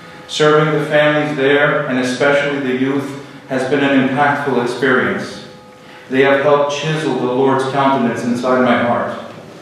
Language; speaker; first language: English; early bilingual, other home language; Greek